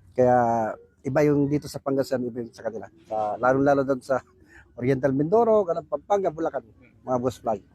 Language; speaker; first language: Filipino; non-native, local second language; Pangasinan